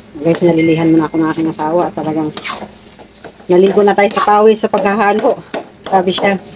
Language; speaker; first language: Filipino; non-native, local second language; Cebuano